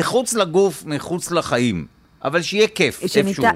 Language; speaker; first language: Hebrew; native; Hebrew